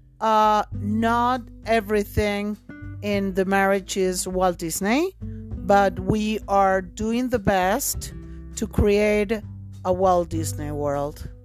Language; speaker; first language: English; non-native, fluent; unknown